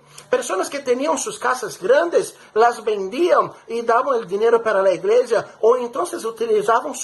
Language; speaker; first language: Spanish; non-native, fluent; Portuguese